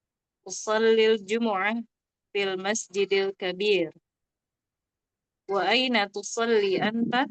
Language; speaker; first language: Arabic; non-native, learner; Indonesian